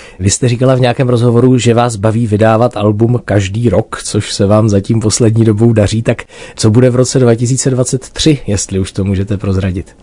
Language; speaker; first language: Czech; native; Czech